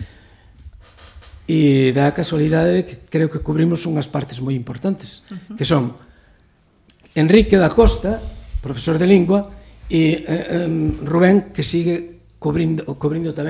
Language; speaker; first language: Galician; native; Galician